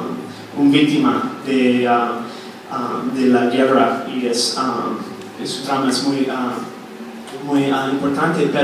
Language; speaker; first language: Spanish; non-native, fluent; English